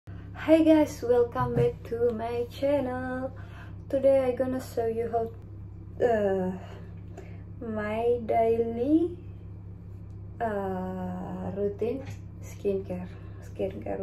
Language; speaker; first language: English; non-native, learner; Indonesian